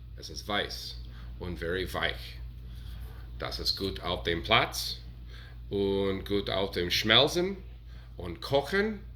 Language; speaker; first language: German; non-native, learner; English